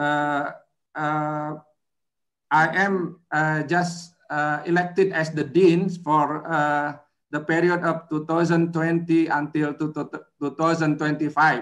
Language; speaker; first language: English; non-native, learner; Indonesian